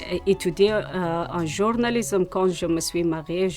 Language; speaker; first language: French; non-native, learner; Persian